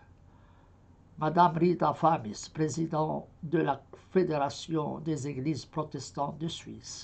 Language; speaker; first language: French; non-native, fluent; Arabic